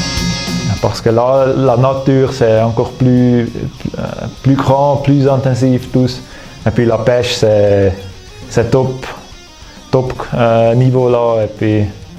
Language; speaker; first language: French; non-native, local second language; German